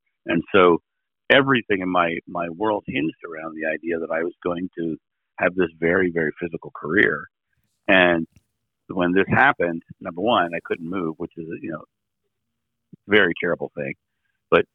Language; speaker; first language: English; native; English